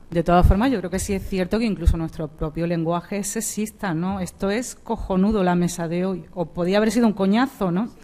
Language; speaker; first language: Spanish; native; Spanish